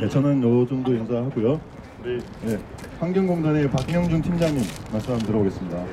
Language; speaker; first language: Korean; native; Korean